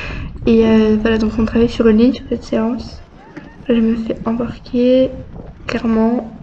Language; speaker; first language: French; native; French